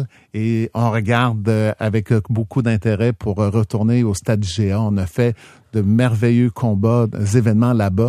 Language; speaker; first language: French; native; French